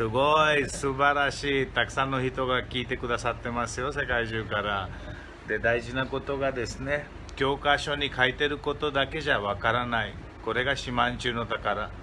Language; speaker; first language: Japanese; non-native, fluent; Hindi